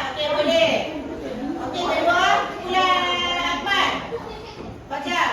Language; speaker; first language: Malay; native; Malay